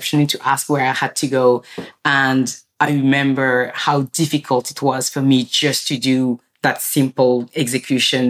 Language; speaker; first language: English; non-native, fluent; French